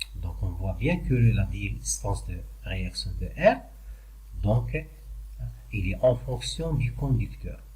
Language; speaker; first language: French; non-native, local second language; Arabic